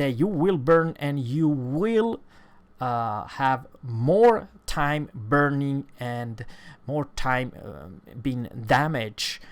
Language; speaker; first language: English; non-native, fluent; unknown